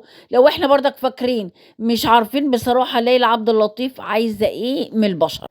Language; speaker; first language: Arabic; native; Arabic